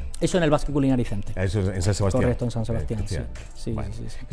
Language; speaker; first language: Spanish; native; Spanish